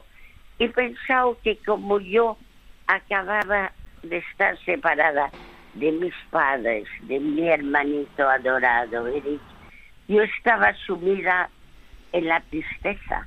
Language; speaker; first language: Spanish; early bilingual, other home language; French